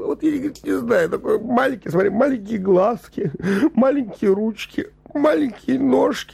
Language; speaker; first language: Russian; native; Russian